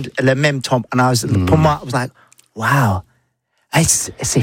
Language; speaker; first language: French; non-native, learner; English